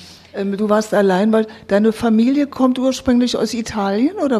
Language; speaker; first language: German; native; German